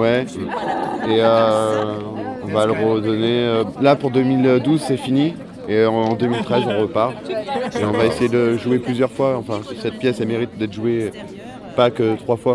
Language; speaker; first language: French; native; French